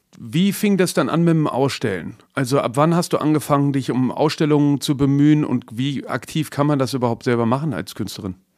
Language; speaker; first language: German; native; German